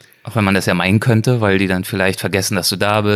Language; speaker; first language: German; native; German